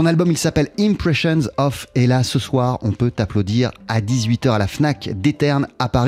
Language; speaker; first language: French; native; French